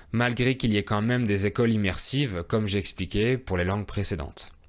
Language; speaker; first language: French; native; French